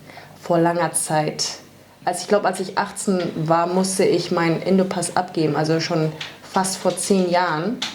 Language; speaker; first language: German; early bilingual, other home language; Indonesian